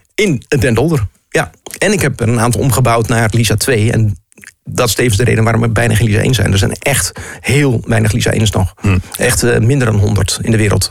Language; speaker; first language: Dutch; native; Dutch